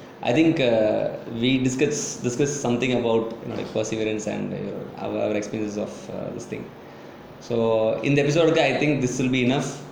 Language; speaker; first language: English; non-native, local second language; Tamil